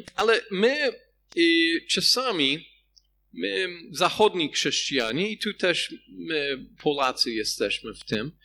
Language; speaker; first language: Polish; non-native, fluent; English